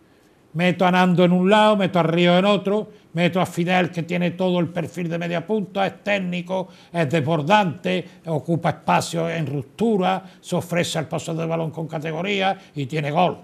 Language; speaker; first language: Spanish; native; Spanish